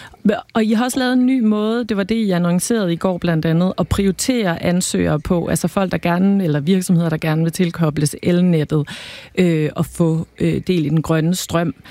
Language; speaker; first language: Danish; native; Danish